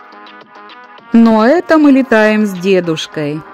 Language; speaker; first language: Russian; native; Russian